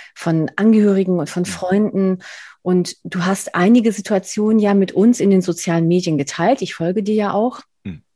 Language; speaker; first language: German; non-native, fluent; Spanish